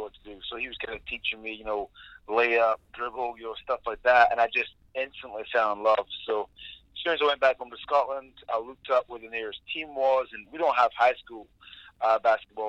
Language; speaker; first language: English; native; English